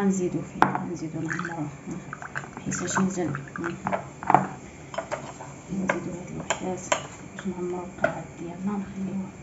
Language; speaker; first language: Arabic; native; Arabic